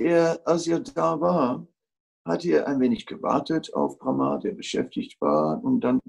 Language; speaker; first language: German; non-native, fluent; Dutch